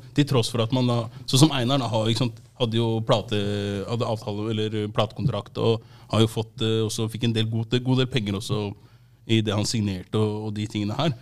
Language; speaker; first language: Norwegian; native; Norwegian